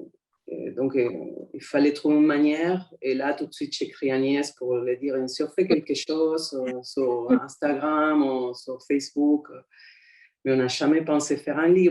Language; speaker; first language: French; non-native, fluent; Spanish